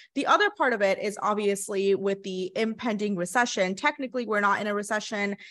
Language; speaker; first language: English; early bilingual, other home language; Hindi